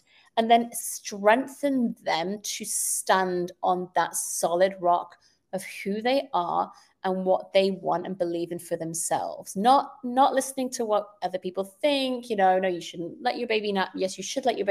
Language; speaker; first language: English; native; English